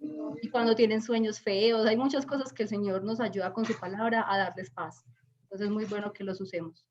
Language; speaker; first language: Spanish; native; Spanish